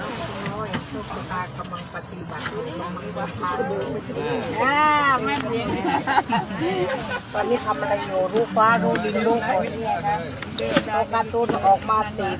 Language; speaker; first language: Thai; native; Thai